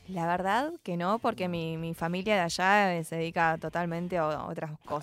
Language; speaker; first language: Spanish; early bilingual, other home language; Chinese